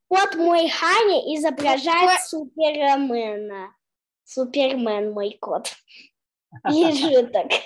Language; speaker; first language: Russian; early bilingual, heritage; Russian